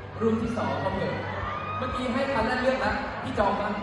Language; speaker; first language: Thai; native; Thai